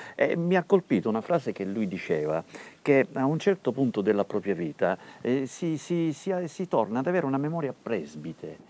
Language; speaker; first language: Italian; native; Italian